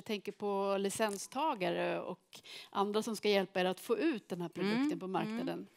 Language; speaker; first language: Swedish; native; Swedish